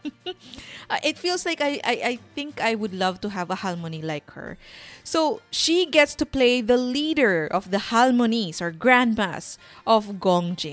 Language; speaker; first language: English; non-native, local second language; Bikol